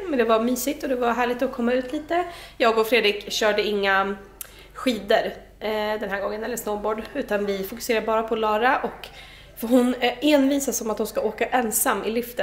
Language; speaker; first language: Swedish; native; Swedish